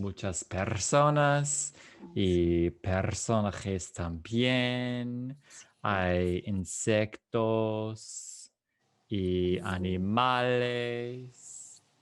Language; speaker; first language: Spanish; non-native, fluent; English